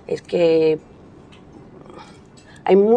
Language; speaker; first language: Spanish; non-native, learner; English